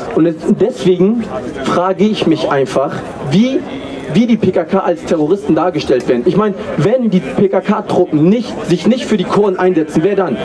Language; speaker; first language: German; early bilingual, other home language; Kurdish